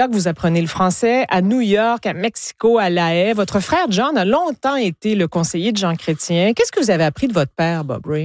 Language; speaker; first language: French; native; French